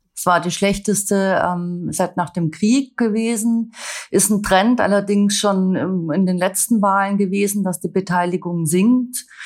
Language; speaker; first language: German; native; German